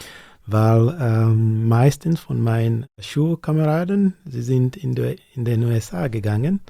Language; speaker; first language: German; non-native, learner; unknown